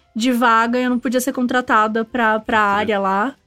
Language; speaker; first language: Portuguese; native; Portuguese